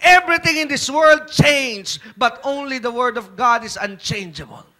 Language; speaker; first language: English; non-native, local second language; Filipino